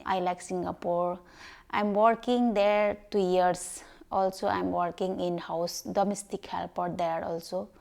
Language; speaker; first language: English; non-native, learner; Nepali